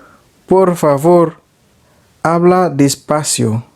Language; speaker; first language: Spanish; non-native, learner; Haitian Creole